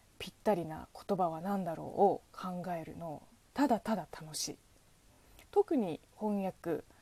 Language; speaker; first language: Japanese; non-native, fluent; Chinese